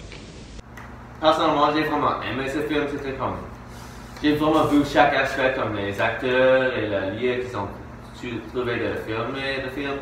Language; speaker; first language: French; non-native, learner; English